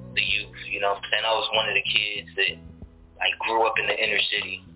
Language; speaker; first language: English; native; English